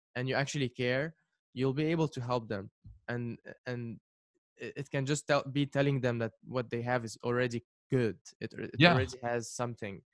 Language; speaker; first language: English; non-native, fluent; Arabic